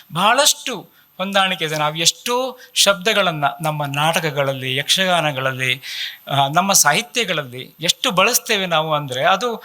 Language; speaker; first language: Kannada; native; Kannada